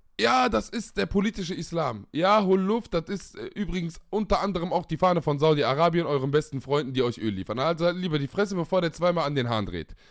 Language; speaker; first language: German; early bilingual, other home language; Arabic